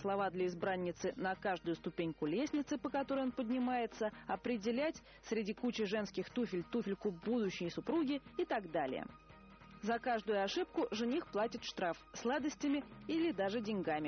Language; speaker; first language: Russian; native; Russian